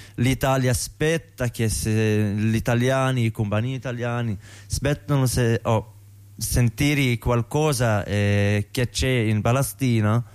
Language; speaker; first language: Italian; non-native, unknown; Arabic